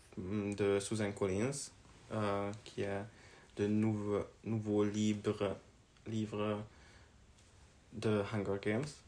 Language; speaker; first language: French; non-native, learner; Hungarian